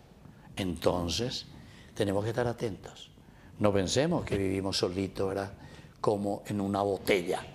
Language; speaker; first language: Spanish; native; Spanish